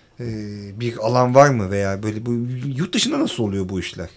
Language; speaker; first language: Turkish; native; Turkish